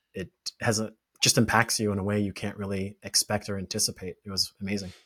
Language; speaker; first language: English; native; English